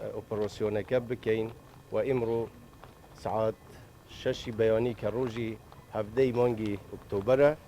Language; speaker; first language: Central Kurdish; non-native, local second language; Kurdish